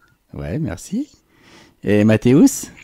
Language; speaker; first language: French; native; French